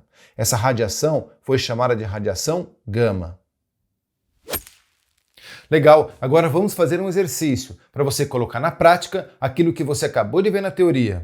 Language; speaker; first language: Portuguese; native; Portuguese